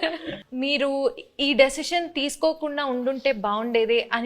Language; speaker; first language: Telugu; native; Telugu